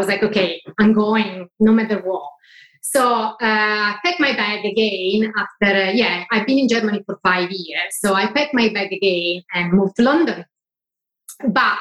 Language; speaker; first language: English; non-native, fluent; Italian